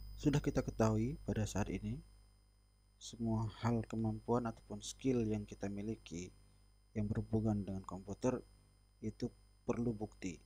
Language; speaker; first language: Indonesian; native; Indonesian